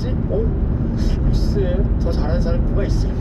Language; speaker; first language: Korean; native; Korean